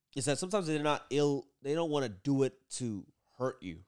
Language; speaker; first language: English; early bilingual, other home language; Vietnamese